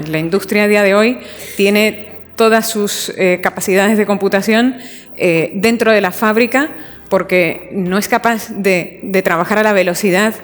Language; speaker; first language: Spanish; native; Spanish